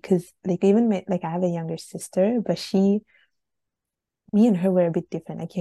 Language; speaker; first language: English; non-native, fluent; Italian